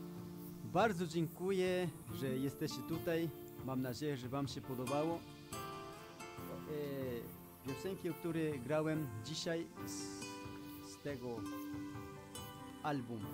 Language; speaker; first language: Polish; non-native, fluent; Spanish